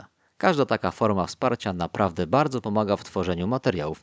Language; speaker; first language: Polish; native; Polish